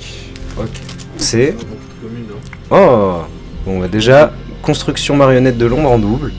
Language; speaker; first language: French; native; French